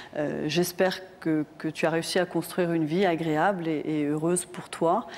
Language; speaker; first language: French; native; French